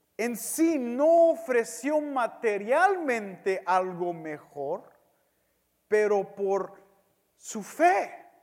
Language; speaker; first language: Spanish; early bilingual, heritage; Spanish